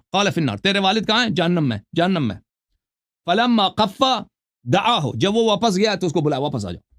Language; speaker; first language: Urdu; non-native, fluent; Persian